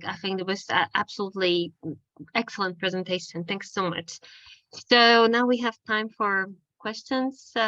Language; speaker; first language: English; non-native, fluent; Polish